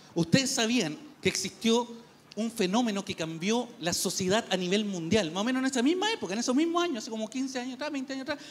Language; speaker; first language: Spanish; native; Spanish